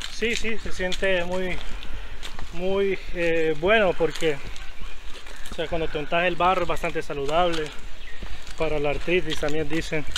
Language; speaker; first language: Spanish; native; Spanish